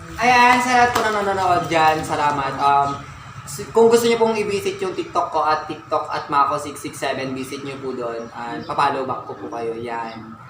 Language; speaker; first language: Filipino; non-native, local second language; Cebuano